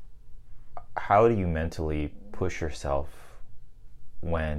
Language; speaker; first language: English; native; English